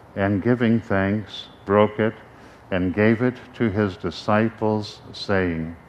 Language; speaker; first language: English; native; English